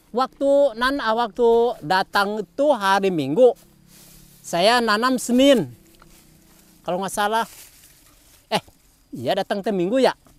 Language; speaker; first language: Indonesian; non-native, local second language; Javanese